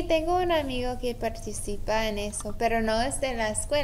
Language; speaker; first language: Spanish; non-native, learner; English